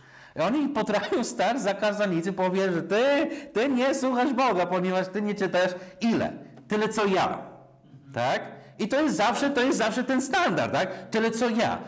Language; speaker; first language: Polish; non-native, fluent; English